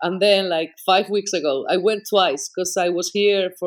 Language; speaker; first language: English; non-native, fluent; Spanish